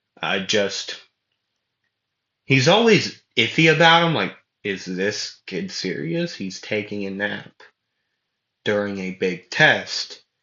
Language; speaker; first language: English; native; English